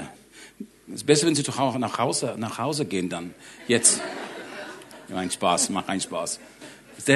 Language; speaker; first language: German; non-native, learner; English